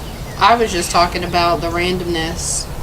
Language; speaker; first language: English; native; English